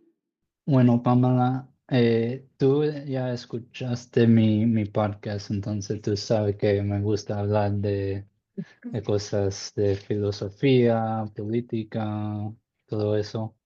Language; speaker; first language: Spanish; non-native, learner; English